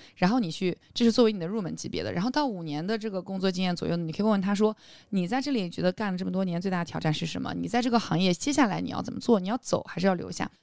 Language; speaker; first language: Chinese; native; Chinese